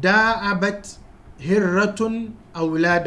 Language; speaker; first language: Arabic; non-native, fluent; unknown